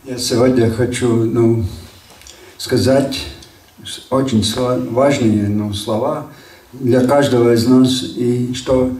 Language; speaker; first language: Russian; non-native, local second language; Latvian